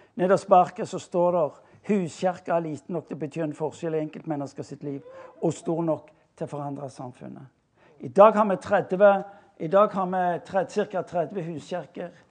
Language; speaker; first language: Norwegian; native; Norwegian